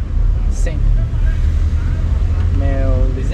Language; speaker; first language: Portuguese; non-native, learner; English